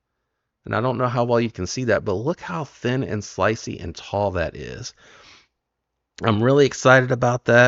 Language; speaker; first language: English; native; English